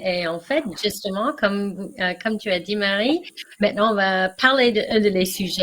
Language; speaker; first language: French; non-native, learner; English